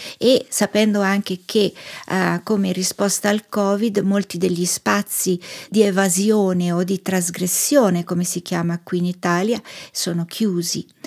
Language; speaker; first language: Italian; native; Italian